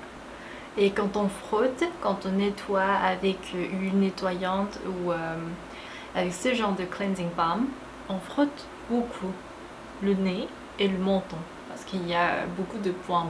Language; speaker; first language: French; non-native, fluent; Korean